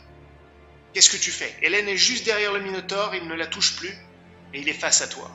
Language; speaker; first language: French; native; French